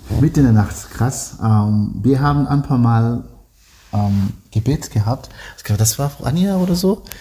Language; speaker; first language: German; non-native, learner; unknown